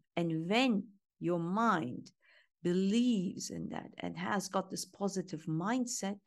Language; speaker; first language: English; non-native, fluent; Turkish